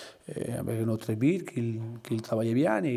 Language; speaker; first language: French; non-native, learner; Spanish